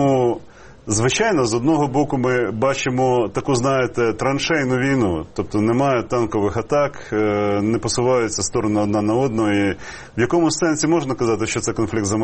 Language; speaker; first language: Ukrainian; native; Ukrainian